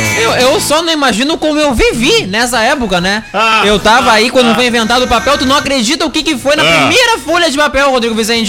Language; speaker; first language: Portuguese; native; Portuguese